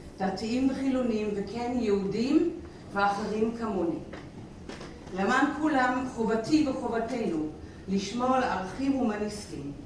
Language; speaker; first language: Hebrew; non-native, fluent; German